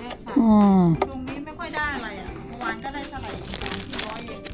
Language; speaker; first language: Thai; native; Thai